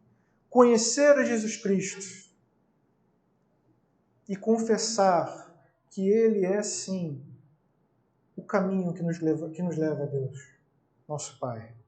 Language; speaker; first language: Portuguese; native; Portuguese